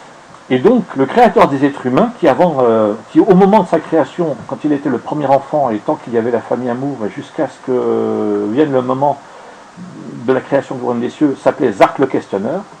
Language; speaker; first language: French; native; French